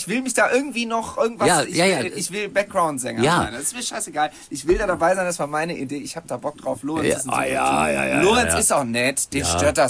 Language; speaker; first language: German; native; German